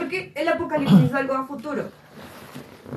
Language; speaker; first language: Spanish; native; Spanish